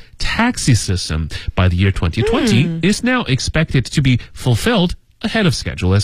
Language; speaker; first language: English; native; English